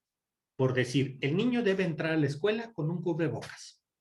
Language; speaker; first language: Spanish; native; Spanish